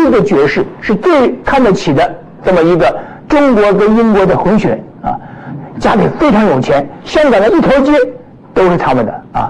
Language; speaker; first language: Chinese; native; Chinese